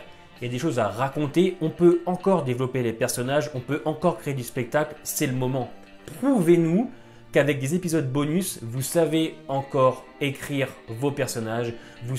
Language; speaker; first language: French; native; French